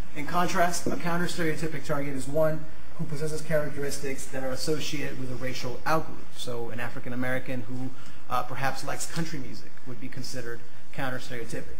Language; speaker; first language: English; native; English